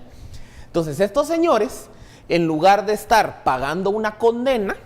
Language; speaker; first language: Spanish; native; Spanish